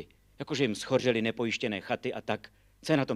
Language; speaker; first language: Czech; native; Czech